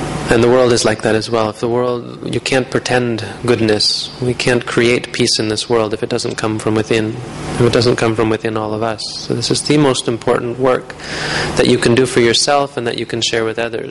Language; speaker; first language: English; native; English